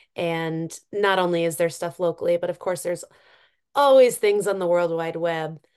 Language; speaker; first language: English; native; English